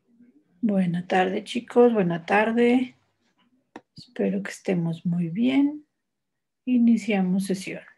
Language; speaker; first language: Spanish; native; Spanish